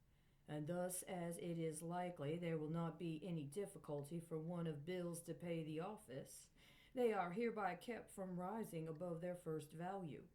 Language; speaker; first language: English; native; English